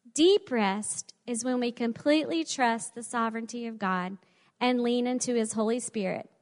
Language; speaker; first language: English; native; English